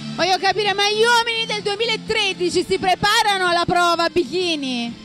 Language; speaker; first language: Italian; native; Italian